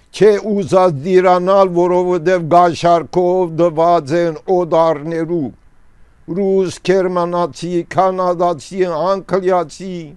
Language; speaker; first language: Armenian; early bilingual, heritage; Armenian